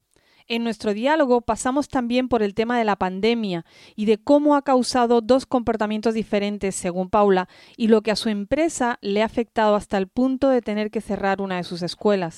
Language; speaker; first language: Spanish; native; Spanish